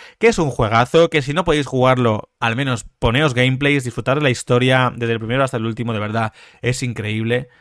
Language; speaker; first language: Spanish; native; Spanish